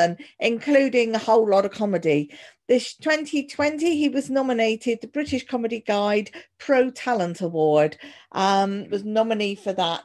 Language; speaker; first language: English; native; English